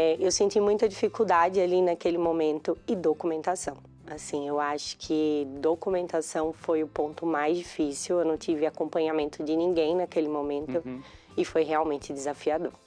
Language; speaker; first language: Portuguese; native; Portuguese